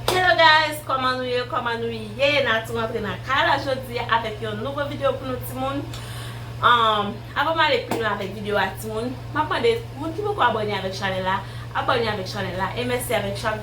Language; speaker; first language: French; non-native, learner; Haitian Creole